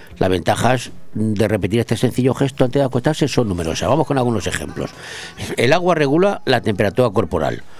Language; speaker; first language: Spanish; native; Spanish